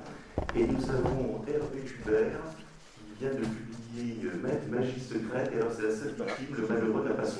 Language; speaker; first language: French; native; French